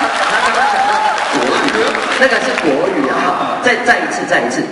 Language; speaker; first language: Chinese; native; Chinese